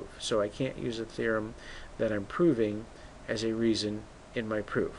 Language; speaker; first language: English; native; English